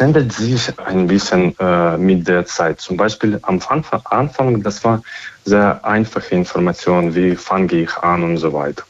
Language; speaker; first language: German; non-native, fluent; Ukrainian